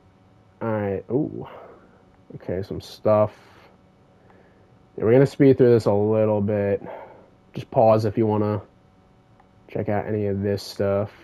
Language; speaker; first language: English; native; English